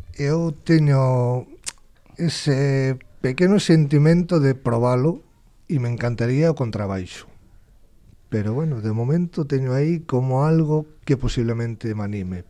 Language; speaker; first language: Galician; non-native, local second language; Spanish